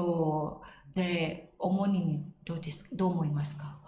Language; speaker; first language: Japanese; non-native, learner; Indonesian